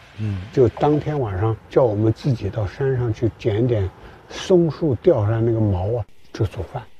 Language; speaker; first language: Chinese; native; Chinese